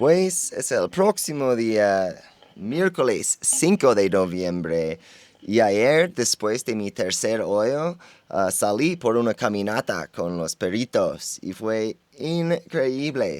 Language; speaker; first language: Spanish; non-native, learner; English